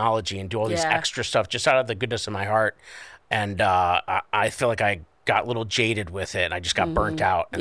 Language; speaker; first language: English; native; English